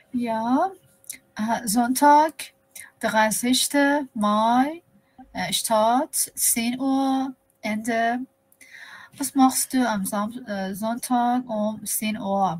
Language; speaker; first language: German; non-native, learner; Persian